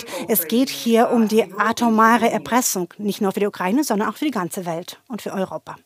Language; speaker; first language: German; non-native, fluent; Ukrainian